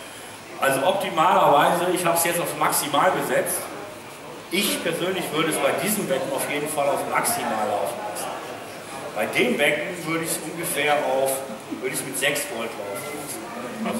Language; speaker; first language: German; native; German